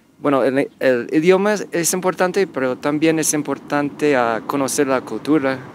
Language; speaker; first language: Spanish; non-native, fluent; English